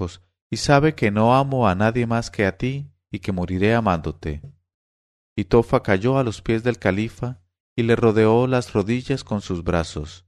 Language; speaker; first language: Spanish; native; Spanish